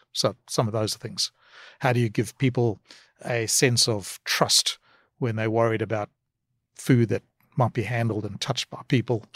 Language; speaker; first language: English; native; English